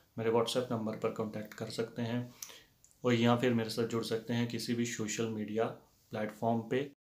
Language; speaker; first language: Hindi; native; Hindi